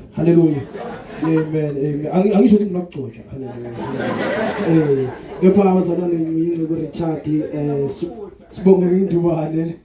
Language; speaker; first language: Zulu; non-native, local second language; Swati